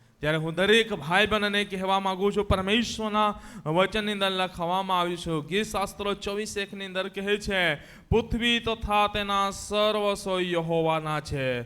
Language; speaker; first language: Gujarati; non-native, local second language; Gamit